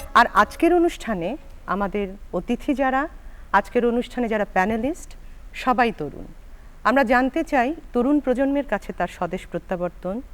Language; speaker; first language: Bangla; native; Bangla